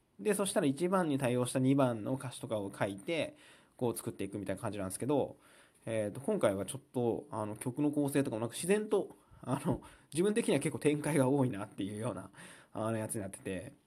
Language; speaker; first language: Japanese; native; Japanese